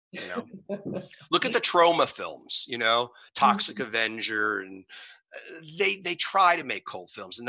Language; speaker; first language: English; native; English